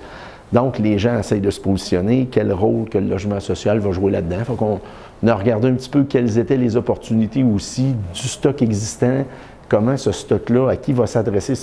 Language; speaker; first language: French; native; French